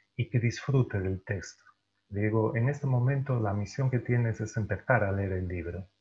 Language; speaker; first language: Spanish; native; Spanish